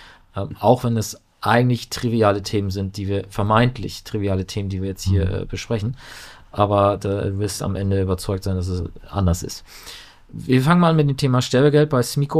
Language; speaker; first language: German; native; German